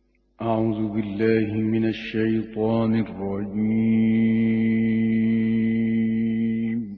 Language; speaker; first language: Arabic; native; Arabic